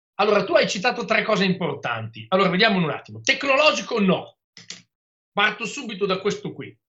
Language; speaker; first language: Italian; native; Italian